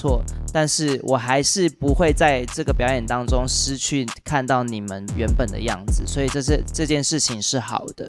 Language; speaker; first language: Chinese; native; Chinese